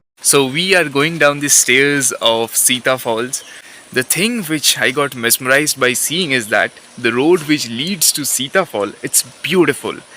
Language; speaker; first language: English; non-native, local second language; Bangla